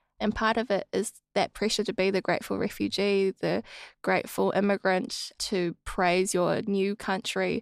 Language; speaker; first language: English; early bilingual, other home language; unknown